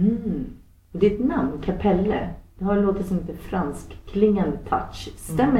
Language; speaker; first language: Swedish; native; Swedish